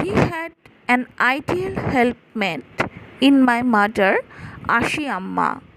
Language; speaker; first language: English; non-native, local second language; Assamese